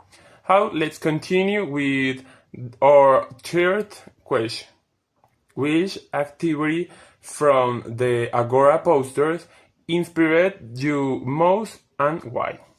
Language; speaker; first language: English; non-native, fluent; Spanish